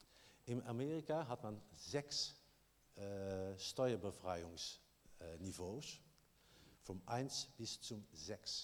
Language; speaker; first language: German; non-native, learner; Dutch